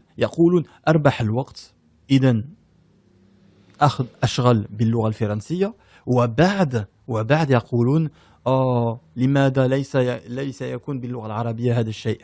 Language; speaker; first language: Arabic; early bilingual, heritage; French